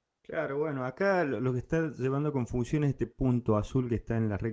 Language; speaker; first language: Spanish; native; Spanish